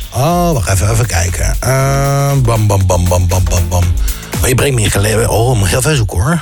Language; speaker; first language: Dutch; native; Dutch